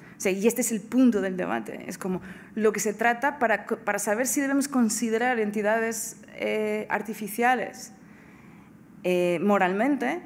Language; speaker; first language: Spanish; non-native, fluent; Portuguese